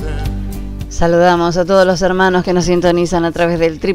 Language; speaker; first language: Spanish; native; Spanish